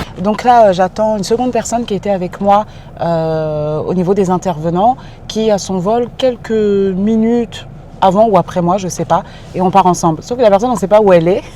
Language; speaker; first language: French; native; French